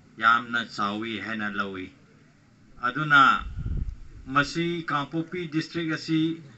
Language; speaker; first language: Manipuri; non-native, local second language; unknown